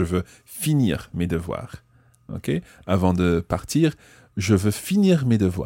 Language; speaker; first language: French; non-native, fluent; English